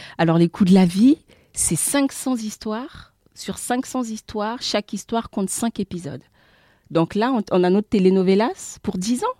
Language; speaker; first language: French; early bilingual, other home language; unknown